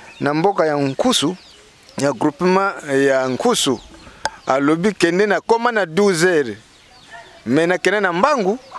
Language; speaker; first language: Lingala; non-native, local second language; Kongo